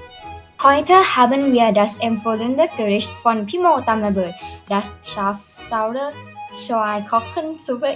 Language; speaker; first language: German; non-native, learner; Thai